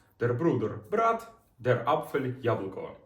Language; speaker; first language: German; non-native, fluent; Ukrainian